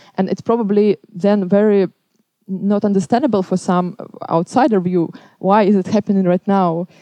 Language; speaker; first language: English; non-native, fluent; Belarusian